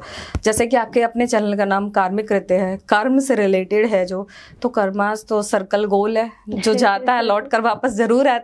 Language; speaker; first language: Hindi; native; Hindi